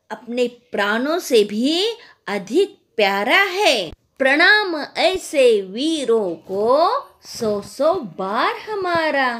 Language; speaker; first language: Hindi; non-native, local second language; Marathi